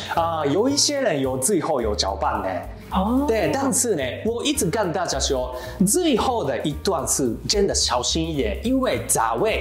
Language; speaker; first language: Chinese; non-native, learner; Japanese